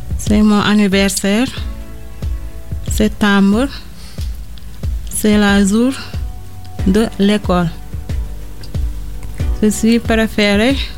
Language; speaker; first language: French; non-native, learner; Portuguese